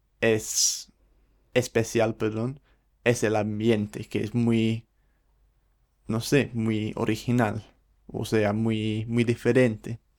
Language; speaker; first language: Spanish; non-native, fluent; English